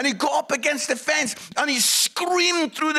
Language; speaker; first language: English; native; English